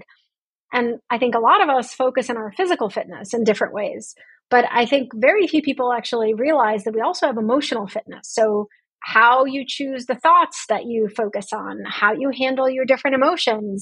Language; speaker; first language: English; non-native, fluent; Russian